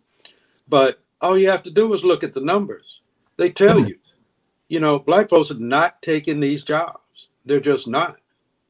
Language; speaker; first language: English; native; English